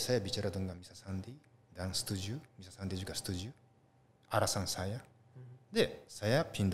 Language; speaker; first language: Indonesian; non-native, learner; Japanese